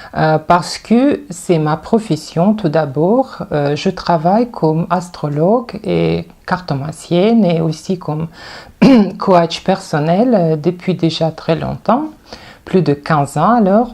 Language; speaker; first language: French; non-native, fluent; Russian